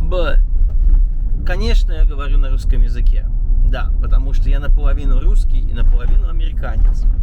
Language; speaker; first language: Russian; early bilingual, heritage; Russian